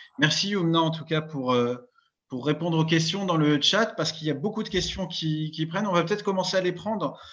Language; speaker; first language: French; native; French